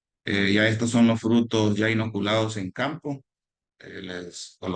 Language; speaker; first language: Spanish; native; Spanish